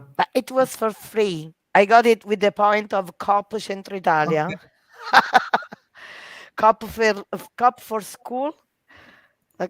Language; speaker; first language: English; non-native, fluent; Italian